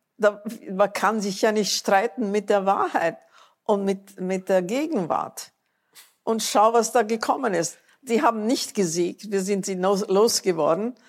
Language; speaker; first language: German; native; German